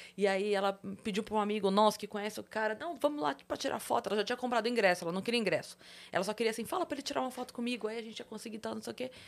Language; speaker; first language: Portuguese; native; Portuguese